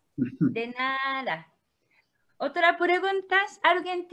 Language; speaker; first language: Spanish; non-native, learner; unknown